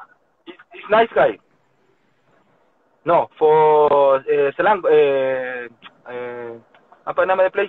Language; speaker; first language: English; non-native, learner; Spanish